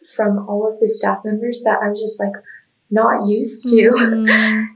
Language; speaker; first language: English; native; English